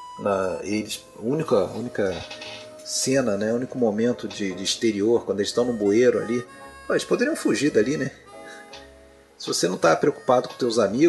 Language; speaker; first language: Portuguese; native; Portuguese